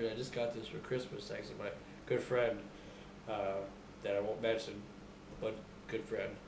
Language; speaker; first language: English; native; English